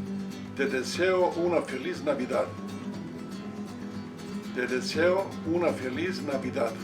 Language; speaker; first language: Spanish; non-native, fluent; English